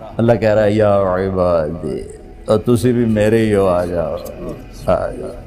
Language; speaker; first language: Urdu; non-native, local second language; Punjabi